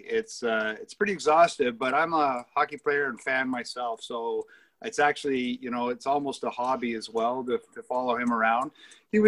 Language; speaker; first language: English; native; English